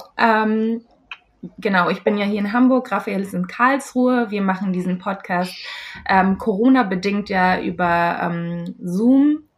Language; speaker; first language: German; native; German